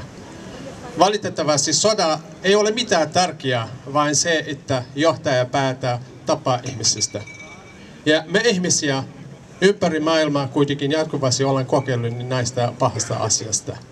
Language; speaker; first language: Finnish; non-native, learner; Kurdish